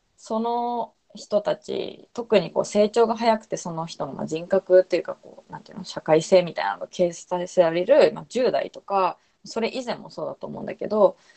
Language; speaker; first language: Japanese; native; Japanese